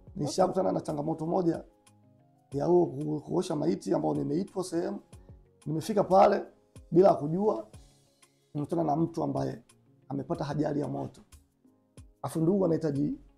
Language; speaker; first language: Swahili; native; Swahili